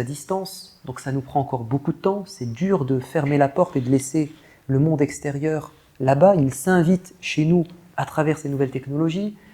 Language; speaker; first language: French; native; French